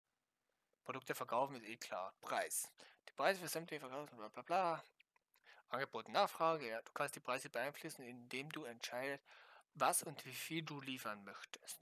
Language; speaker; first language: German; native; German